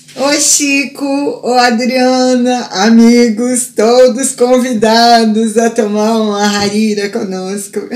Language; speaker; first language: Portuguese; native; Portuguese